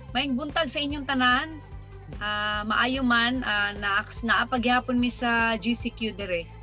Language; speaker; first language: Cebuano; non-native, local second language; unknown